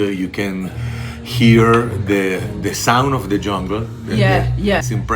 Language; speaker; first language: English; non-native, learner; Italian